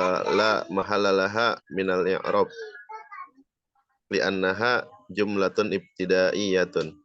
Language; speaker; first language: Arabic; non-native, learner; Indonesian